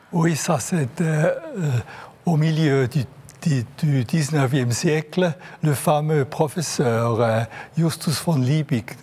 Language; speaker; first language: French; non-native, local second language; German